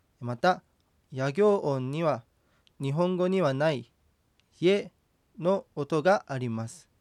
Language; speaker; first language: Japanese; native; Japanese